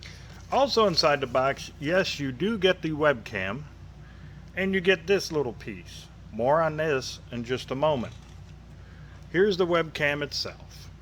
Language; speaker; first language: English; native; English